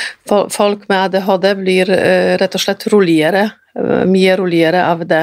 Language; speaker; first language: Norwegian; non-native, fluent; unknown